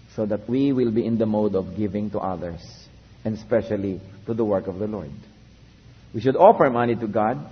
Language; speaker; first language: English; non-native, local second language; Filipino